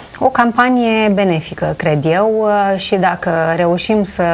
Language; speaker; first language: Romanian; native; Romanian